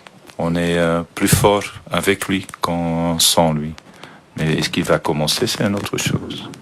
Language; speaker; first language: French; non-native, fluent; Dutch